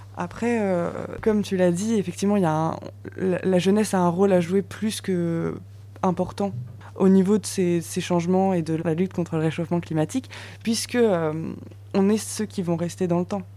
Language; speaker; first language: French; native; French